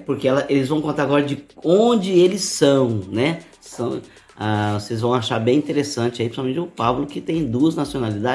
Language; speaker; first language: Portuguese; native; Portuguese